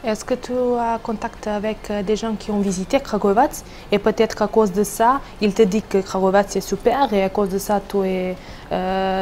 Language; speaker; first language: French; non-native, learner; Serbian